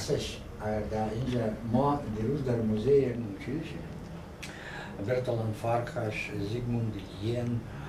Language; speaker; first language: Persian; non-native, fluent; Russian